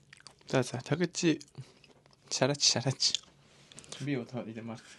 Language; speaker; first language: Mongolian; non-native, learner; Japanese